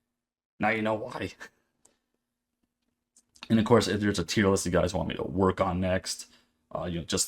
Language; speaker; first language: English; native; English